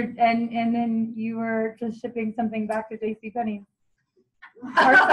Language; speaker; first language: English; native; English